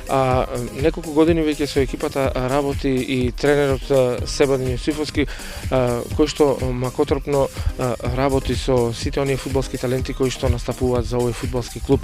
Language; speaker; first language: Macedonian; native; Macedonian